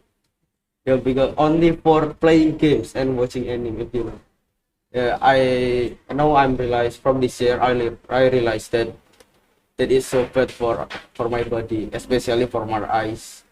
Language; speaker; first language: English; non-native, learner; Indonesian